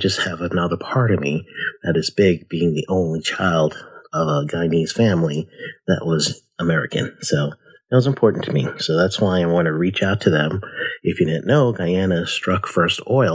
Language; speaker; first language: English; native; English